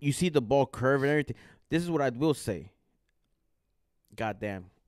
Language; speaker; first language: English; early bilingual, other home language; Spanish